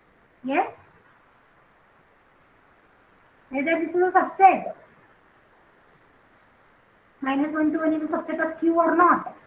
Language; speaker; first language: English; non-native, local second language; Marathi